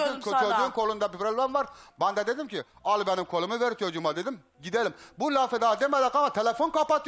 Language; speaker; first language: Turkish; native; Turkish